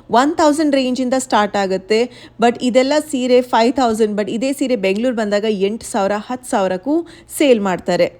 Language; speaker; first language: Kannada; native; Kannada